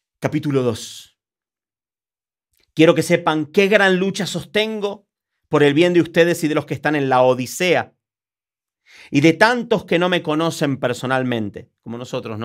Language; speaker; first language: Spanish; native; Spanish